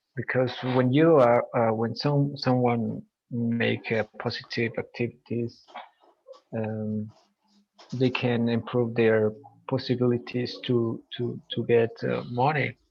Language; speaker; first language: English; non-native, learner; Spanish